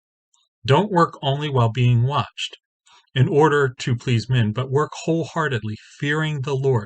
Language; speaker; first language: English; native; English